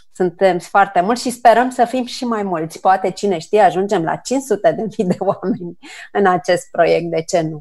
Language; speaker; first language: Romanian; native; Romanian